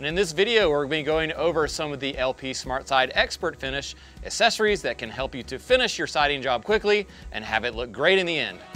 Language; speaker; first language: English; native; English